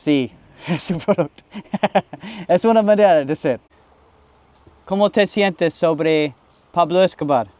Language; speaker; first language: Spanish; non-native, learner; English